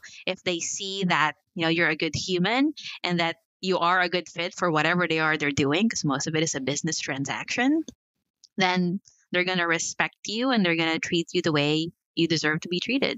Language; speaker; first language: English; non-native, local second language; Filipino